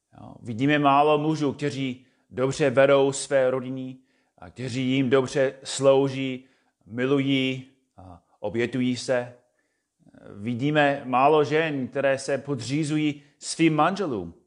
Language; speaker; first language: Czech; non-native, fluent; English